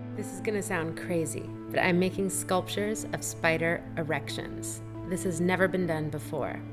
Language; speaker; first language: English; native; English